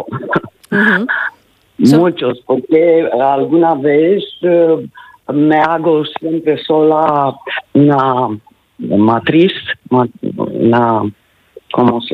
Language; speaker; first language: Spanish; non-native, learner; Italian